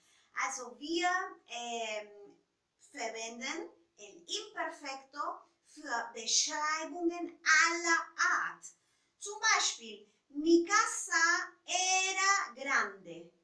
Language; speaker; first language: German; non-native, fluent; Spanish